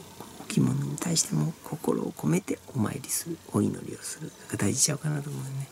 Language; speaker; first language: Japanese; native; Japanese